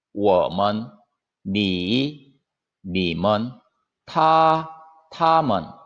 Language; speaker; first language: Chinese; non-native, fluent; Korean